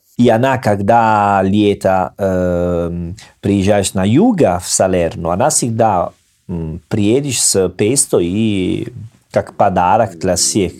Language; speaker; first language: Russian; non-native, fluent; Italian